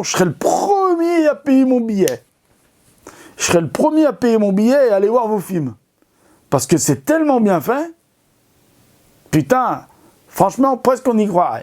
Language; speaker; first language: French; native; French